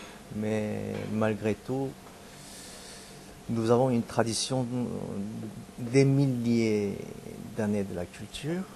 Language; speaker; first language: French; non-native, fluent; Korean